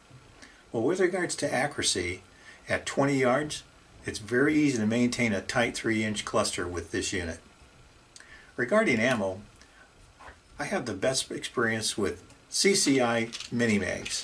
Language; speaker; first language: English; native; English